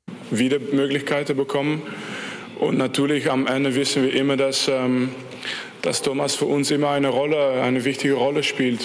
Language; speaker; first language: German; non-native, fluent; French